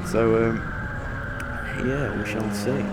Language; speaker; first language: English; native; English